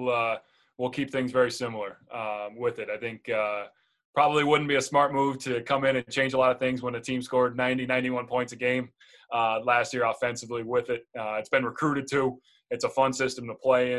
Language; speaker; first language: English; native; English